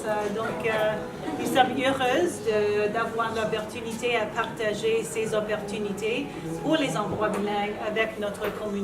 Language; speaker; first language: French; non-native, local second language; English